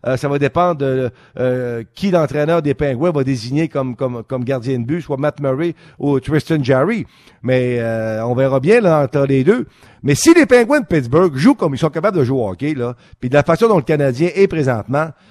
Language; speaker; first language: French; native; French